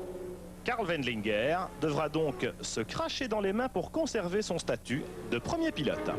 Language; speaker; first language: French; native; French